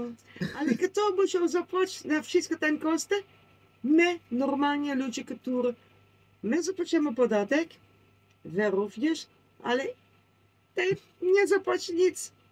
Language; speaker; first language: Polish; non-native, learner; Dutch